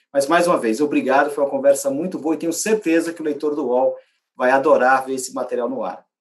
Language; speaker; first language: Portuguese; native; Portuguese